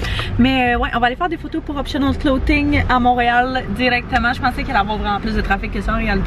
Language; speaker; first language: French; native; French